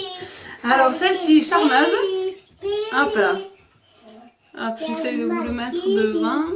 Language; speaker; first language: French; native; French